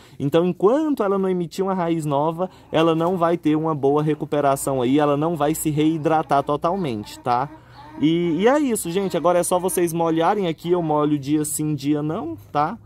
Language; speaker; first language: Portuguese; native; Portuguese